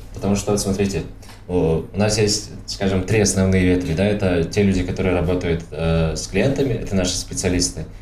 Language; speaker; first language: Russian; non-native, local second language; Tajik